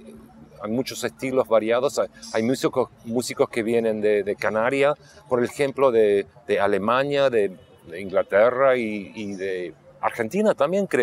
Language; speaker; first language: Spanish; non-native, local second language; English